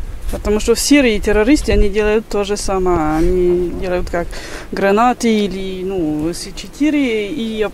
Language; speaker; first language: Russian; non-native, learner; French